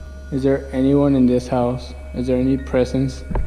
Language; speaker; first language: English; early bilingual, other home language; Spanish